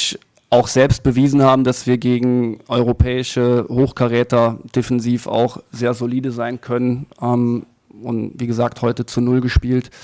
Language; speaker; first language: German; native; German